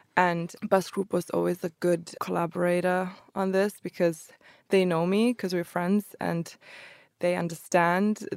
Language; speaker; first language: English; early bilingual, other home language; Croatian